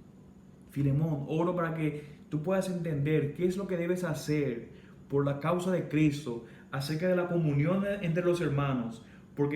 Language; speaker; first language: Spanish; native; Spanish